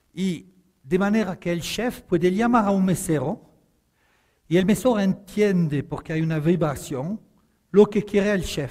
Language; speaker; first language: Spanish; non-native, fluent; French